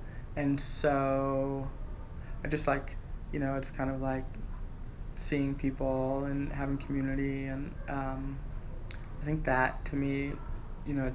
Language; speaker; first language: English; native; English